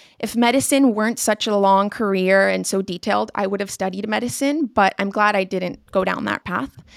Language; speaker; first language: English; non-native, local second language; Spanish